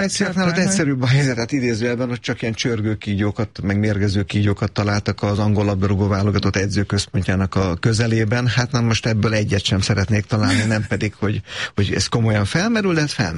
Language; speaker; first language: Hungarian; native; Hungarian